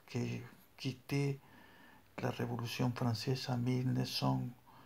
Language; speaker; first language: French; non-native, learner; Spanish